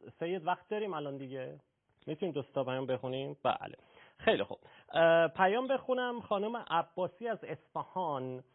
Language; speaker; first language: Persian; native; Persian